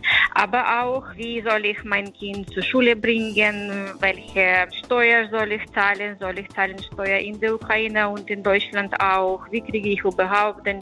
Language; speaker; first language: German; non-native, fluent; Ukrainian